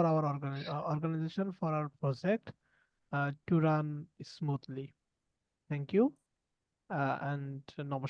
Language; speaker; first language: English; non-native, learner; Bangla